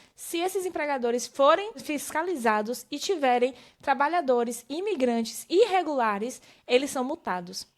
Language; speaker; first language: Portuguese; native; Portuguese